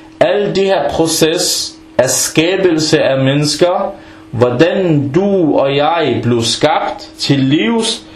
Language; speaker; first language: Danish; non-native, fluent; Arabic